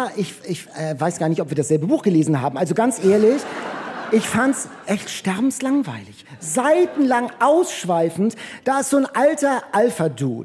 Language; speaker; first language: German; native; German